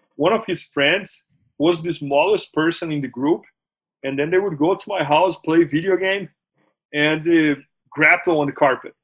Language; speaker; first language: English; non-native, fluent; Portuguese